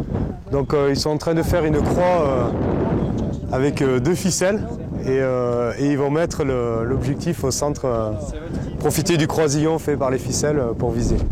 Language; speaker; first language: French; native; French